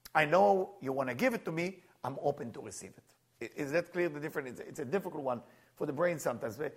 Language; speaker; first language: English; non-native, fluent; Hebrew